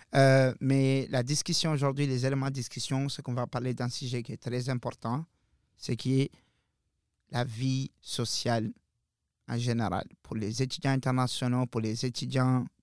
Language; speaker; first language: French; non-native, local second language; Arabic